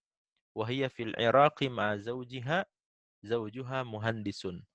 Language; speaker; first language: Arabic; non-native, fluent; Indonesian